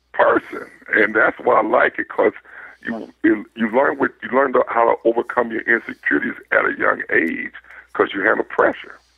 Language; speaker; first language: English; native; English